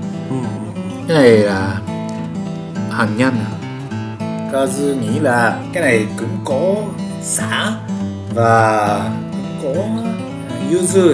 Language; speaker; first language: Vietnamese; non-native, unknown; Japanese